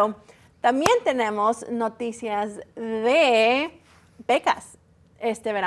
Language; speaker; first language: Spanish; early bilingual, heritage; Spanish